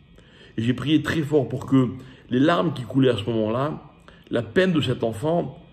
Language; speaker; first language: French; native; French